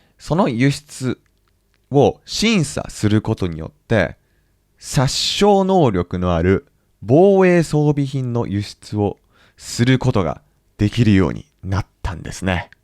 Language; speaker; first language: Japanese; native; Japanese